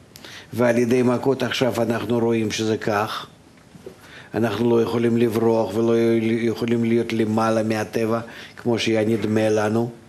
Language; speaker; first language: Hebrew; non-native, fluent; Russian